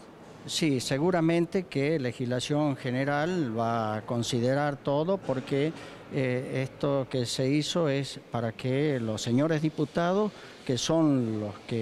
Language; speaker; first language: Spanish; native; Spanish